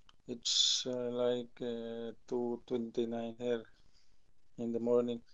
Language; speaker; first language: English; non-native, local second language; Filipino